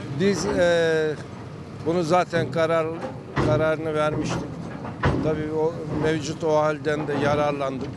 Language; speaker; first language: Turkish; native; Turkish